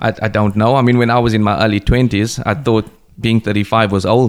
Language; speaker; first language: English; native; English